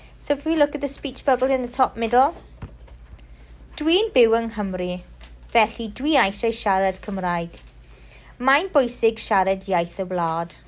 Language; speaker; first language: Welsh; non-native, local second language; English